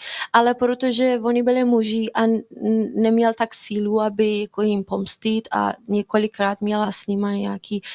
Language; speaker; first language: Czech; non-native, fluent; Persian